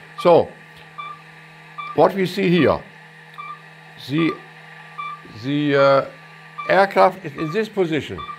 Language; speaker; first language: English; non-native, learner; German